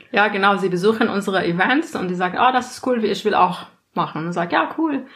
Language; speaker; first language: German; non-native, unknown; Arabic